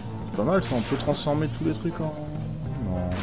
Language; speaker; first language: French; native; French